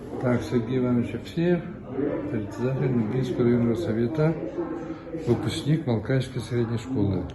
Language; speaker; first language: Russian; non-native, local second language; Yakut